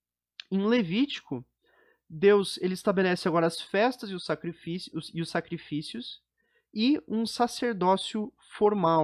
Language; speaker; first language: Portuguese; native; Portuguese